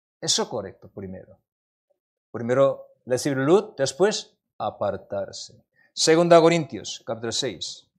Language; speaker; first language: Spanish; non-native, learner; Korean